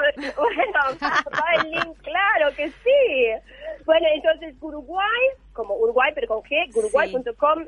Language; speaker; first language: Spanish; non-native, fluent; English